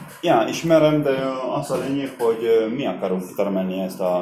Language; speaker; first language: Hungarian; non-native, learner; Spanish